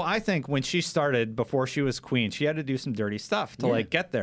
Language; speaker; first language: English; native; English